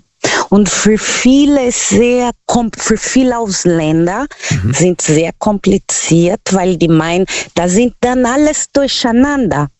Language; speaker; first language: German; non-native, fluent; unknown